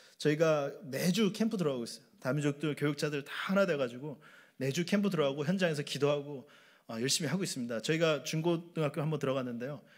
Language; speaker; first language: Korean; native; Korean